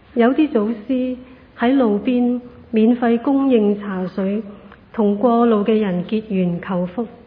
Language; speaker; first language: Chinese; non-native, local second language; Cantonese